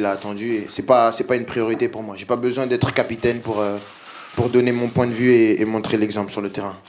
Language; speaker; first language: French; native; French